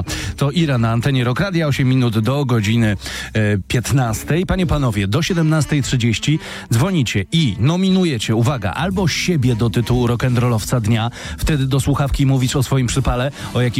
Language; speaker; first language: Polish; native; Polish